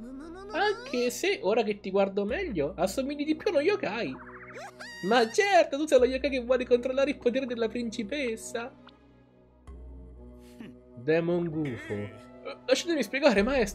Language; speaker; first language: Italian; native; Italian